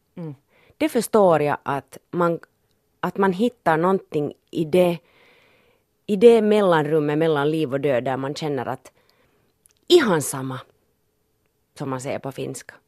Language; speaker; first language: Swedish; native; Swedish